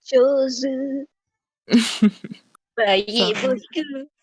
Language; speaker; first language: Japanese; non-native, learner; Malay